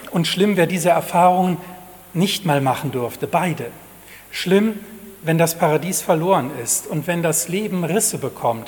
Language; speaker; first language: German; native; German